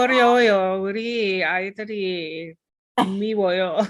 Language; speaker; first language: Korean; non-native, learner; English